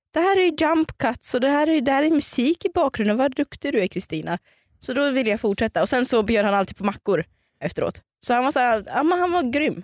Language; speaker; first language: Swedish; early bilingual, other home language; Russian